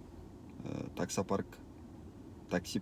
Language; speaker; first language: Russian; non-native, local second language; Kyrgyz